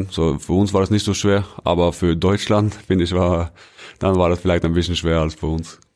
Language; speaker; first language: German; non-native, fluent; Norwegian